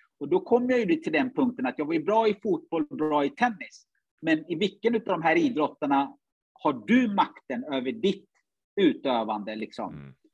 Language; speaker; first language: Swedish; early bilingual, other home language; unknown